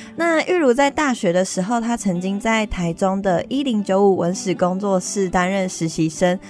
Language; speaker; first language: Chinese; early bilingual, other home language; Filipino